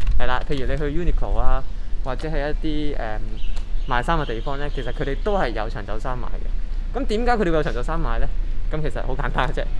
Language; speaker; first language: Cantonese; native; Cantonese